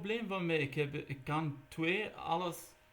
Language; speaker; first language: Dutch; non-native, learner; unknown